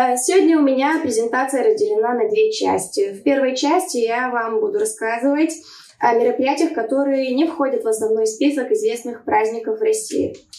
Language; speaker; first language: Russian; early bilingual, heritage; Russian